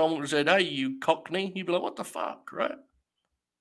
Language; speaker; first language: English; native; English